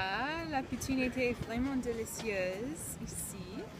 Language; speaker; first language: French; non-native, learner; English